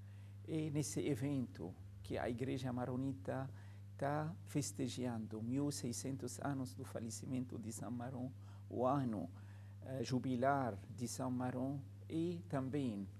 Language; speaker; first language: Portuguese; non-native, fluent; Arabic